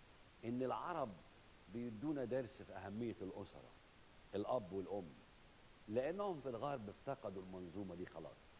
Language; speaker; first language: Arabic; native; Arabic